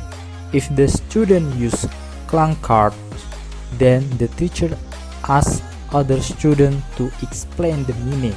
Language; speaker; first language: English; non-native, learner; Indonesian